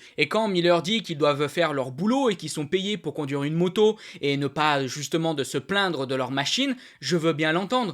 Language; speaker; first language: French; native; French